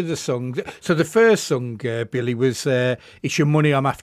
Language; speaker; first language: English; native; English